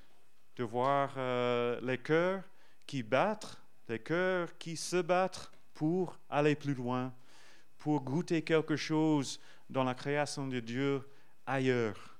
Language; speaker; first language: French; non-native, fluent; English